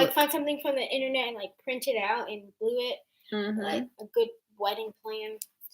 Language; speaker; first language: English; native; English